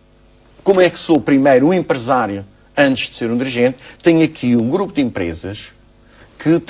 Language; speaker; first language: Portuguese; native; Portuguese